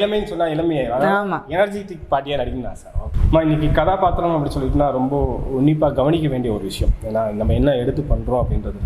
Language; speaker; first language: Tamil; native; Tamil